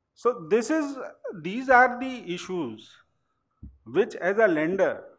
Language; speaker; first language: English; non-native, local second language; Hindi